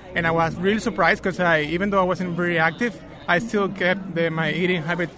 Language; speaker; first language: English; non-native, fluent; Spanish